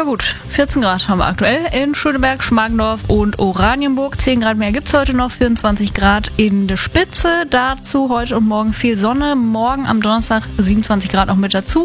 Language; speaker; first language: German; native; German